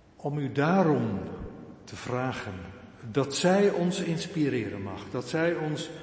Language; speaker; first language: Dutch; native; Dutch